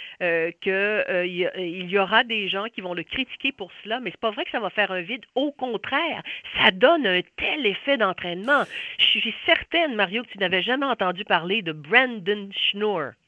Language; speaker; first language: French; native; French